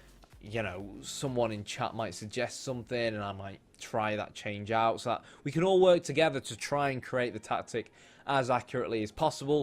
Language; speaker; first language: English; native; English